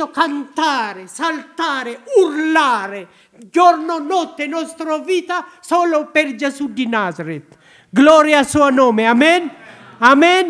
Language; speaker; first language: Italian; non-native, learner; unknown